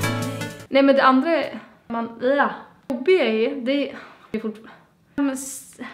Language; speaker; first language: Swedish; native; Swedish